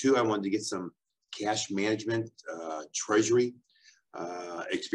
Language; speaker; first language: English; native; English